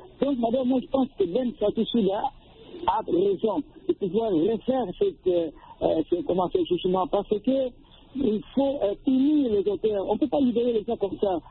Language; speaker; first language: French; non-native, local second language; Lingala